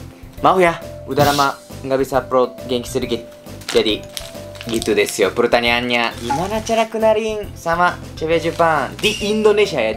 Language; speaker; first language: Indonesian; non-native, learner; Japanese